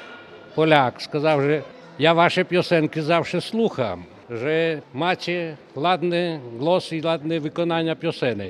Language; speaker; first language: Polish; non-native, local second language; Ukrainian